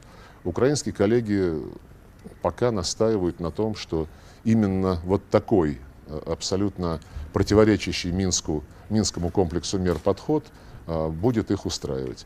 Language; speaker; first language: Russian; native; Russian